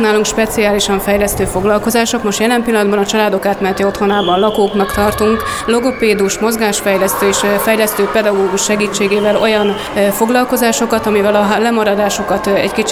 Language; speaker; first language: Hungarian; native; Hungarian